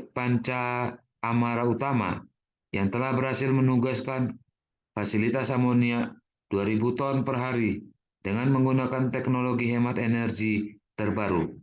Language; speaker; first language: Indonesian; native; Indonesian